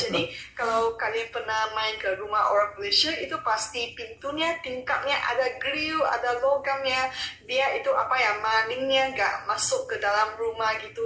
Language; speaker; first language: Indonesian; non-native, local second language; Malay